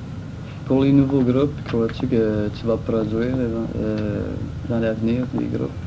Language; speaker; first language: French; native; French